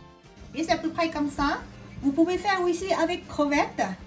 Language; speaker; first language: French; non-native, learner; Thai